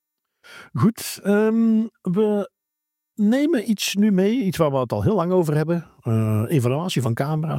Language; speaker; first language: Dutch; native; Dutch